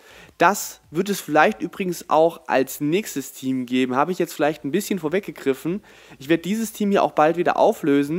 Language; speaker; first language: German; native; German